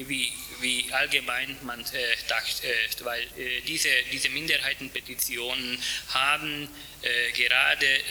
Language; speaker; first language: German; non-native, fluent; Hungarian